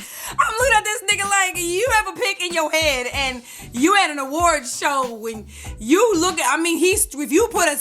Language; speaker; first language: English; native; English